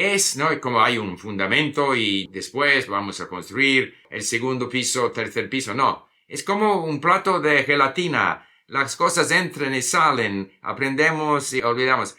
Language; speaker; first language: Spanish; non-native, fluent; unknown